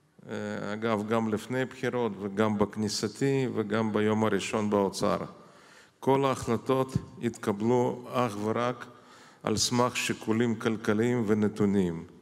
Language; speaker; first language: Hebrew; non-native, fluent; Russian